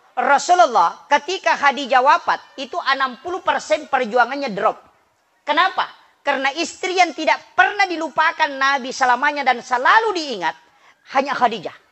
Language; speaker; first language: Indonesian; non-native, local second language; Buginese